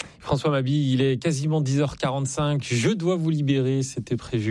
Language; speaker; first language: French; native; French